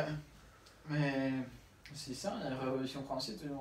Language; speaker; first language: French; non-native, learner; Spanish